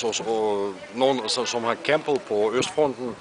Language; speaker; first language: Danish; non-native, fluent; Russian